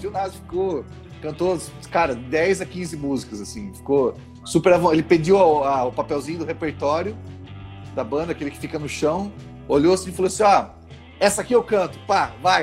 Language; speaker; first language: Portuguese; native; Portuguese